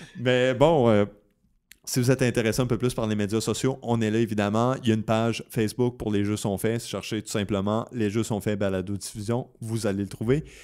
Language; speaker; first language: French; native; French